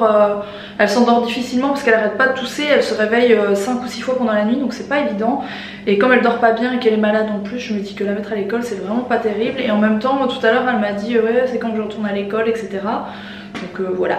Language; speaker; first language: French; native; French